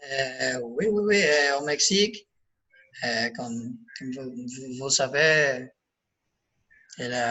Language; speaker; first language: French; non-native, learner; Spanish